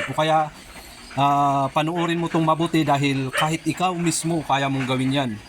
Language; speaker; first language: Filipino; non-native, local second language; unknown